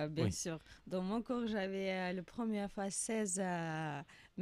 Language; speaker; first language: French; non-native, learner; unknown